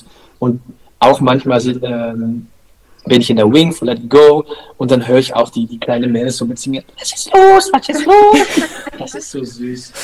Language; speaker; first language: German; non-native, learner; Dutch